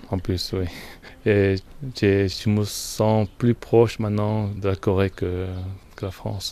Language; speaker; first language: French; non-native, fluent; Korean